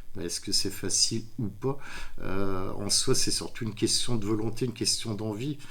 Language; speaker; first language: French; native; French